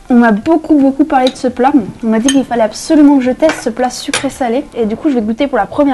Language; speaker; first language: French; native; French